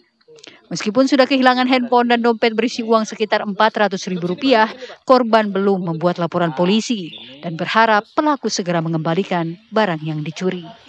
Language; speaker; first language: Indonesian; native; Indonesian